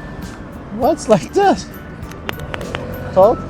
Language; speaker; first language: English; non-native, learner; Turkish